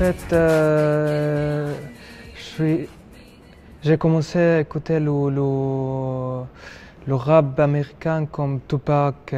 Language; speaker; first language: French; non-native, learner; Arabic